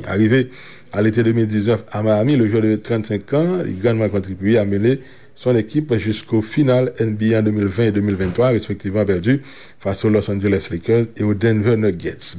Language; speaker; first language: French; non-native, local second language; Haitian Creole